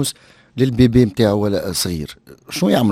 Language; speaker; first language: Arabic; native; Arabic